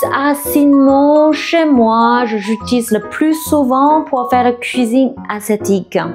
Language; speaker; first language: French; non-native, fluent; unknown